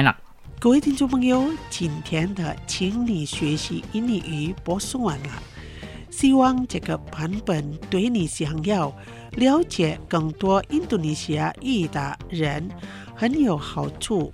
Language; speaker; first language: Chinese; non-native, fluent; Indonesian